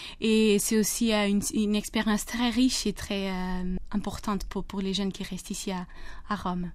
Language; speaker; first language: French; non-native, fluent; Portuguese